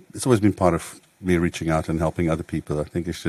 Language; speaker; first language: English; native; English